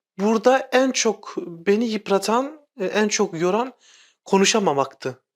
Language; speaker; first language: Turkish; non-native, local second language; Kurdish